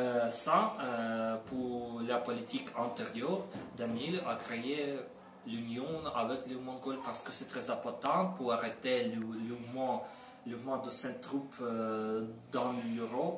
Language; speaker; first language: French; non-native, learner; Ukrainian